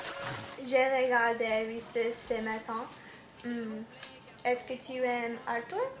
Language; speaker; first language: French; non-native, learner; English